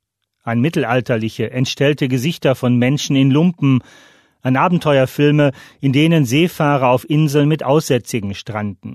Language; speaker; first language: German; native; German